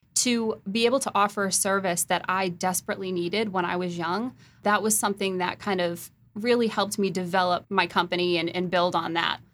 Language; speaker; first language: English; native; English